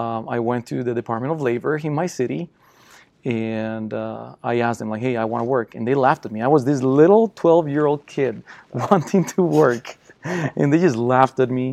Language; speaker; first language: English; non-native, fluent; Spanish